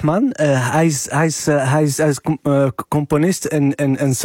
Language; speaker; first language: Dutch; non-native, fluent; Arabic